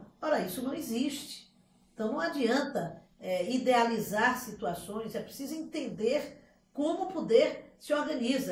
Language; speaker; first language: Portuguese; native; Portuguese